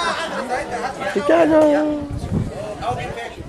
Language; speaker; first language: German; non-native, learner; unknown